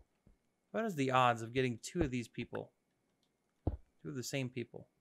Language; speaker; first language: English; native; English